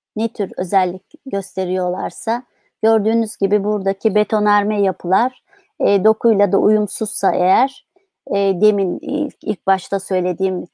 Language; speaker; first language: Turkish; native; Turkish